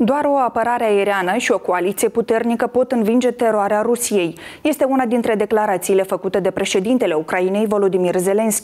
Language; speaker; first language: Romanian; native; Romanian